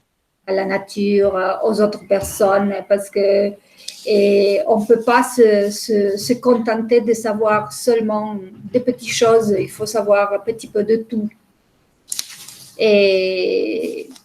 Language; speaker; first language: French; non-native, fluent; Spanish